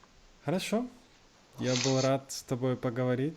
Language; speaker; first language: Russian; early bilingual, heritage; Russian